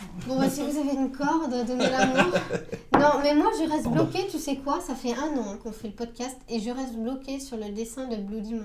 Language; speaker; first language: French; native; French